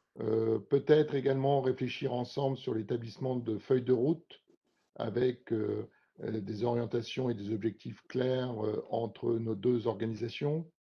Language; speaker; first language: French; native; French